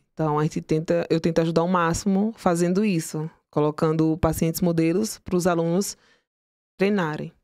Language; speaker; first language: Portuguese; native; Portuguese